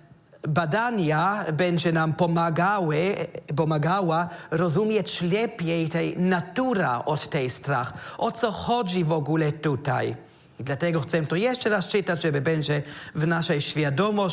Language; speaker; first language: Polish; non-native, learner; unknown